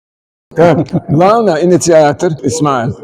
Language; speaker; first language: Russian; non-native, local second language; Chechen